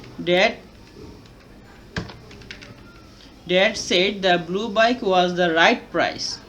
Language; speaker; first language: English; non-native, learner; Bangla